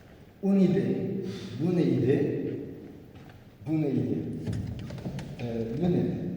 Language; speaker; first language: Italian; non-native, learner; French